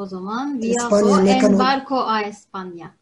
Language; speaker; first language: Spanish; non-native, learner; Turkish